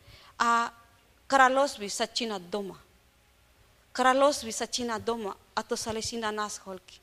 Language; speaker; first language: Czech; non-native, learner; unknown